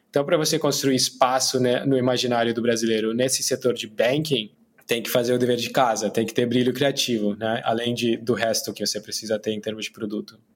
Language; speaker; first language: Portuguese; non-native, fluent; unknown